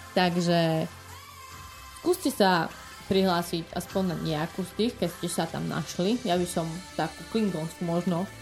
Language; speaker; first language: Slovak; native; Slovak